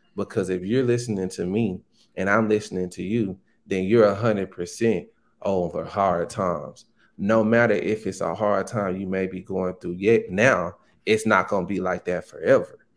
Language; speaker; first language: English; native; English